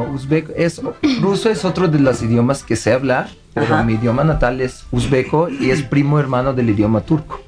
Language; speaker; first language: Spanish; non-native, fluent; Uzbek